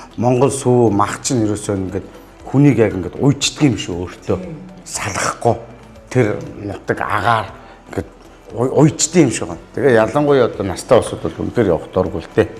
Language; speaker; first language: Mongolian; native; Mongolian